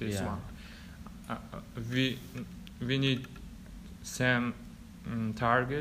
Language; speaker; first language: English; non-native, learner; Mongolian